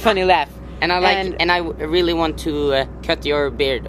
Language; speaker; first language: English; non-native, fluent; Norwegian